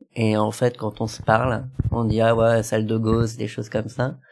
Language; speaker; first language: French; native; French